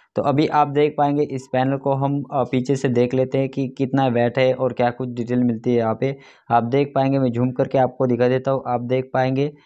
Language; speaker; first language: Hindi; non-native, local second language; Marathi